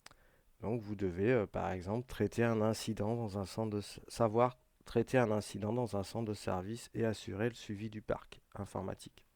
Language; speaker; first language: French; native; French